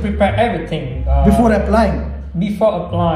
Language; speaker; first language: English; non-native, learner; Vietnamese